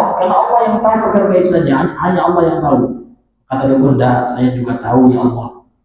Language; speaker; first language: Indonesian; non-native, local second language; Minangkabau